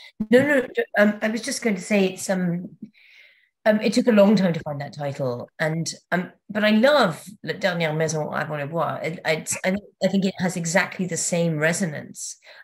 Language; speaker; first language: English; native; English